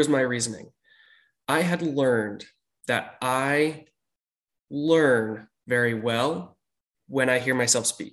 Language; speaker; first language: English; native; English